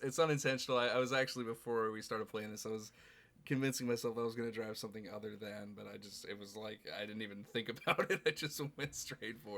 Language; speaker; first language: English; native; English